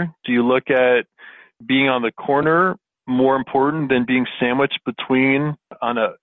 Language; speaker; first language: English; native; English